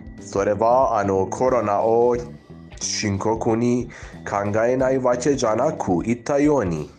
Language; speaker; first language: Japanese; non-native, fluent; Persian